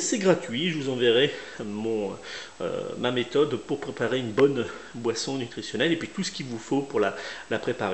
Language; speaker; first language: French; native; French